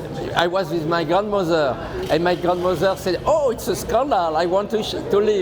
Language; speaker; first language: English; non-native, fluent; French